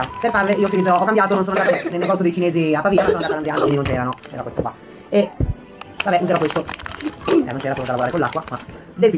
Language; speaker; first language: Italian; native; Italian